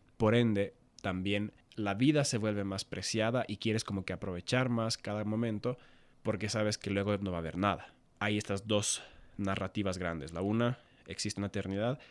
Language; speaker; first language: Spanish; native; Spanish